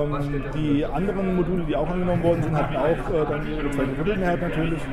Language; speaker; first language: German; native; German